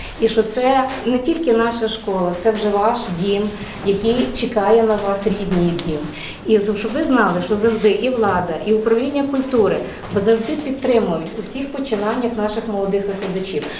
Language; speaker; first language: Ukrainian; native; Ukrainian